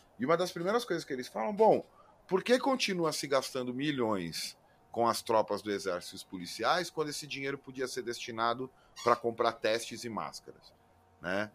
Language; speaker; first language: Portuguese; native; Portuguese